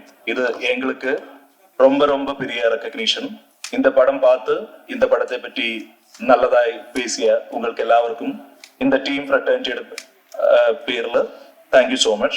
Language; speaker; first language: Tamil; non-native, learner; Malayalam